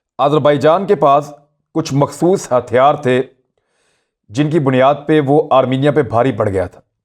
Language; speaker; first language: Urdu; non-native, local second language; Punjabi